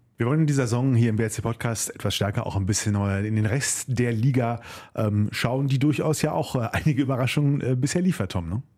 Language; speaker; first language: German; native; German